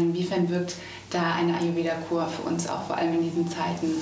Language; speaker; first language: German; native; German